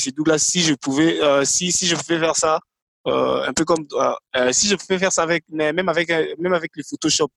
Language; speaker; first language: French; non-native, local second language; Lingala